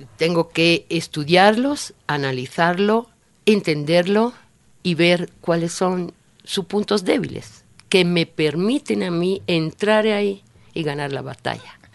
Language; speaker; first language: Spanish; non-native, fluent; Italian